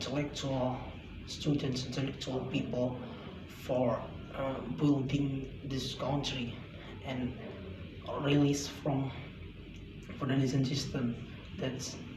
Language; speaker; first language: English; non-native, learner; Indonesian